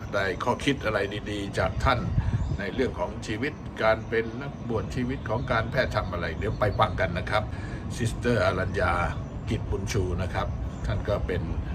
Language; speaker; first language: Thai; native; Thai